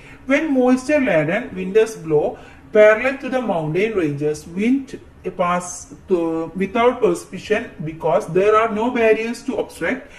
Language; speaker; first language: English; non-native, local second language; Malayalam